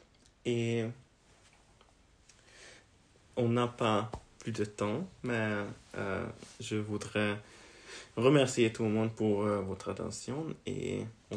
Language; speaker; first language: French; non-native, learner; Hungarian